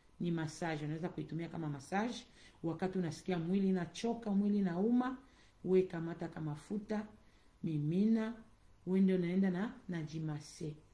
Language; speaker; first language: Swahili; native; Swahili